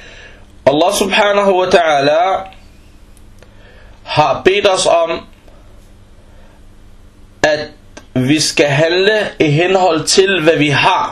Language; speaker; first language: Danish; non-native, fluent; Arabic